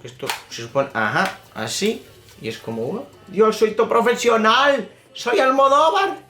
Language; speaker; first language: Spanish; non-native, local second language; Galician